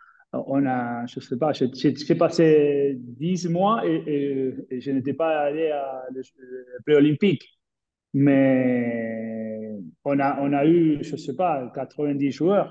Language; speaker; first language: French; non-native, fluent; Spanish